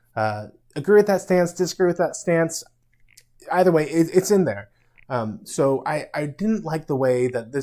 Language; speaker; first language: English; native; English